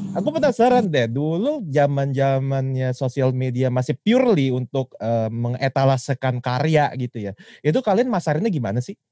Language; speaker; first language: Indonesian; native; Indonesian